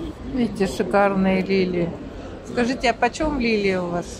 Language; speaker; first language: Russian; native; Russian